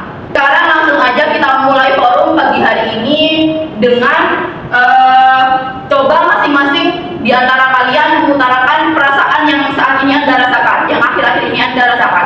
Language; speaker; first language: Indonesian; native; Indonesian